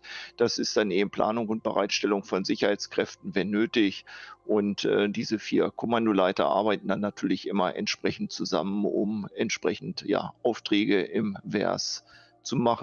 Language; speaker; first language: German; native; German